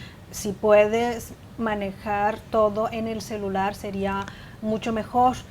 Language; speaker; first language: Spanish; non-native, fluent; Chinese